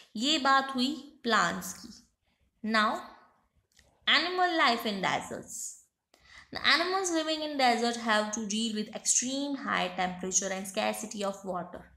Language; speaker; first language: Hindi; non-native, local second language; Gujarati